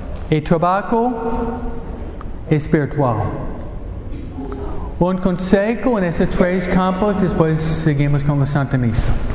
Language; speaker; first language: Spanish; non-native, fluent; English